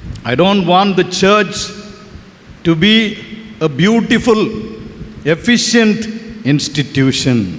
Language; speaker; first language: English; non-native, local second language; Tamil